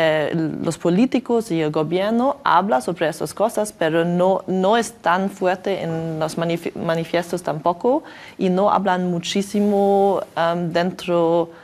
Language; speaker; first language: Spanish; non-native, learner; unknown